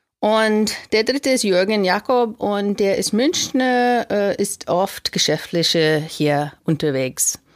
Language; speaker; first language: German; non-native, fluent; English